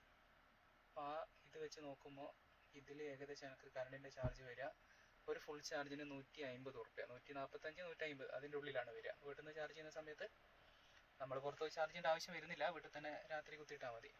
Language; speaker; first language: Malayalam; native; Malayalam